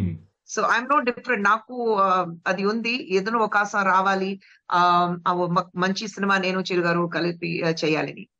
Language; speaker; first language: Telugu; non-native, local second language; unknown